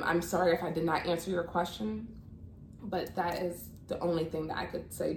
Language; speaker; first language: English; native; English